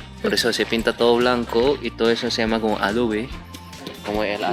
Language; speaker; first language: Spanish; non-native, fluent; Indonesian